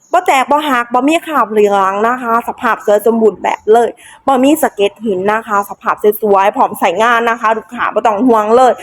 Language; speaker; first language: Thai; native; Thai